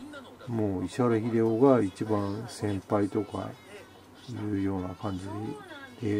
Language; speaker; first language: Japanese; native; Japanese